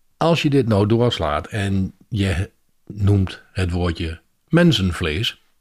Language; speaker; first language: Dutch; native; Dutch